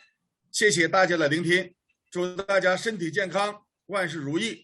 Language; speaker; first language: Chinese; native; Chinese